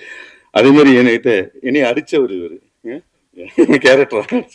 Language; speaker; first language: Tamil; native; Tamil